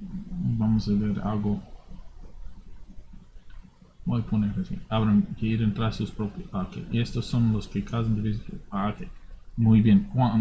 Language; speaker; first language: Spanish; non-native, fluent; English